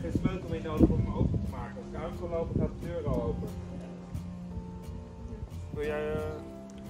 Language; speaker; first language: Dutch; native; Dutch